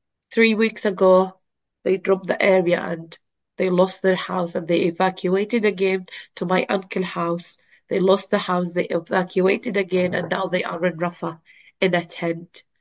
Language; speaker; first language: English; non-native, fluent; Arabic